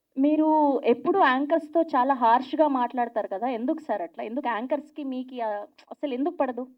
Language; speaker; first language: Telugu; native; Telugu